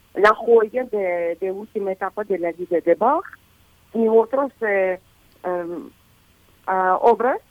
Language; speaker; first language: Spanish; non-native, fluent; Russian